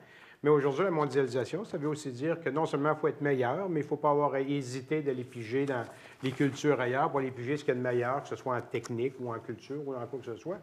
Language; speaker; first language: French; native; French